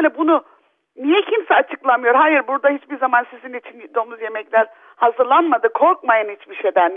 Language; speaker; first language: Turkish; early bilingual, other home language; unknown